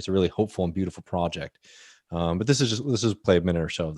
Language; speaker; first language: English; native; English